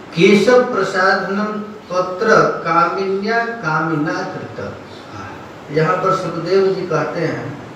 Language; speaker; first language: Hindi; non-native, local second language; Bangla